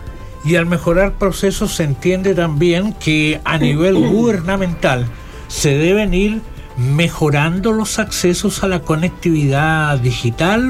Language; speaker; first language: Spanish; native; Spanish